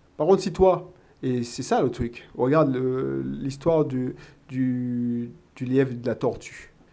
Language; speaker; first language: French; native; French